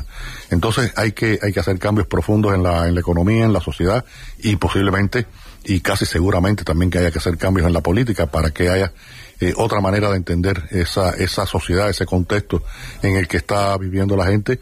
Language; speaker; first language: Spanish; native; Spanish